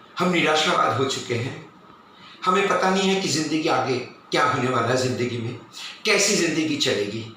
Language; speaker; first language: Hindi; non-native, local second language; Bangla